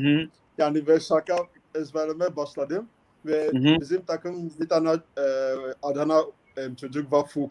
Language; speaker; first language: Turkish; non-native, learner; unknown